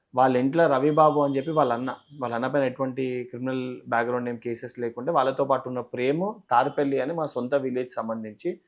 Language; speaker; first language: Telugu; native; Telugu